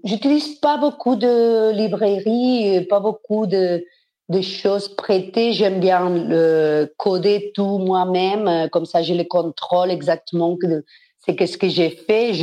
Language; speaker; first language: French; non-native, fluent; Spanish